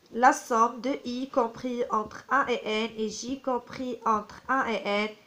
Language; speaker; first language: French; non-native, local second language; Arabic